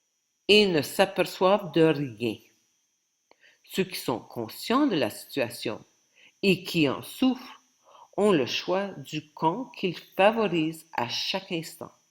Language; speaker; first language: French; native; French